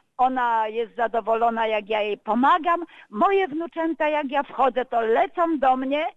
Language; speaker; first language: Polish; native; Polish